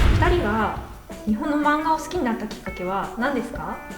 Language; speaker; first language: Japanese; native; Japanese